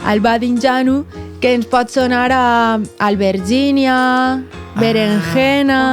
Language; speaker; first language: Catalan; native; Catalan